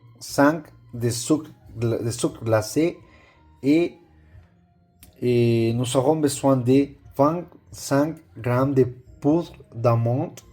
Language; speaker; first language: French; non-native, learner; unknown